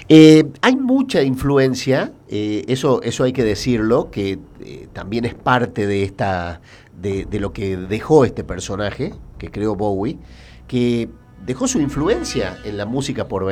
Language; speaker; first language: Spanish; native; Spanish